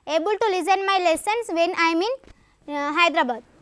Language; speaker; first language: English; non-native, local second language; Telugu